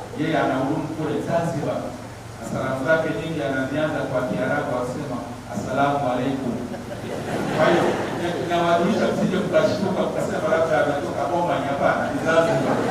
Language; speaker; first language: Swahili; native; Swahili